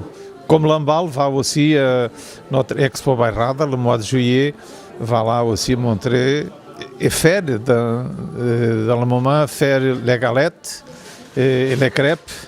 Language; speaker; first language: French; non-native, fluent; Portuguese